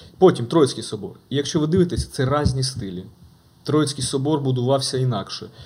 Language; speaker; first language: Ukrainian; native; Ukrainian